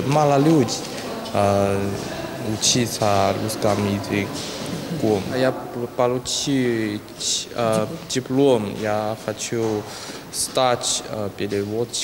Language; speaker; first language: Russian; non-native, learner; Chinese